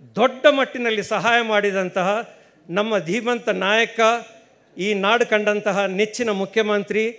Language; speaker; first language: Kannada; non-native, local second language; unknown